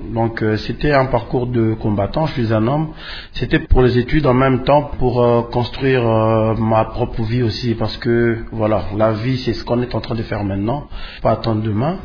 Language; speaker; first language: French; non-native, local second language; Lingala